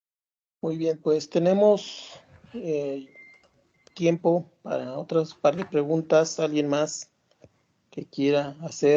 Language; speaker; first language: Spanish; native; Spanish